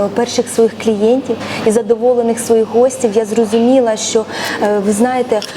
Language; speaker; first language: Ukrainian; native; Ukrainian